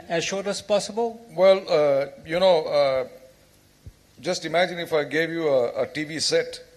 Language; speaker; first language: English; non-native, local second language; Bangla